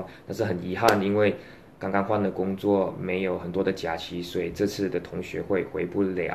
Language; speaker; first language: Chinese; native; Chinese